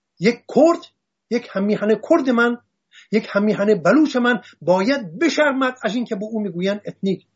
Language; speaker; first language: Persian; non-native, local second language; Assyrian Neo-Aramaic